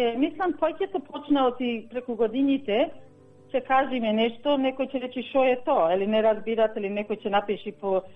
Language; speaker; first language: Macedonian; early bilingual, heritage; Macedonian